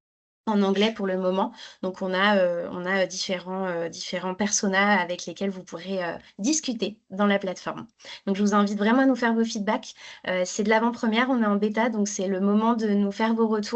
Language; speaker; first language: French; native; French